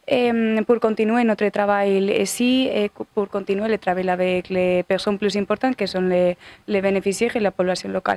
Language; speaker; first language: French; non-native, learner; Spanish